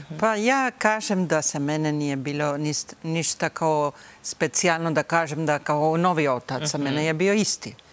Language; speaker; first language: Bosnian; early bilingual, heritage; Bosnian